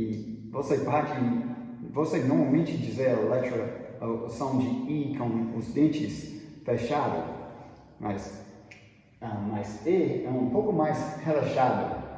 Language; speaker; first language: Portuguese; non-native, fluent; English